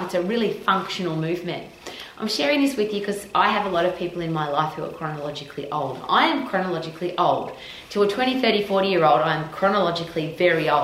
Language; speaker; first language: English; native; English